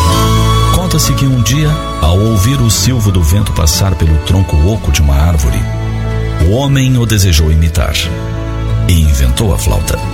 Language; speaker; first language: Portuguese; native; Portuguese